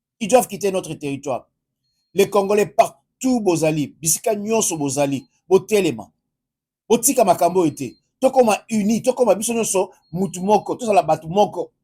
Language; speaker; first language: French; non-native, local second language; Lingala